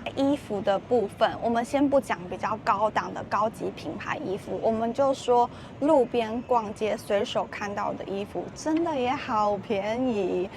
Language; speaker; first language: Chinese; native; Chinese